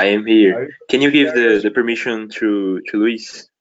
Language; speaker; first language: English; non-native, fluent; Portuguese